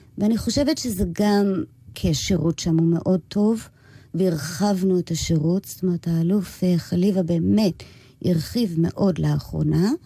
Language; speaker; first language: Hebrew; early bilingual, other home language; English